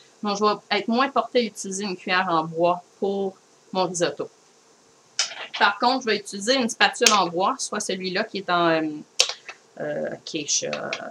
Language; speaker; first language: French; native; French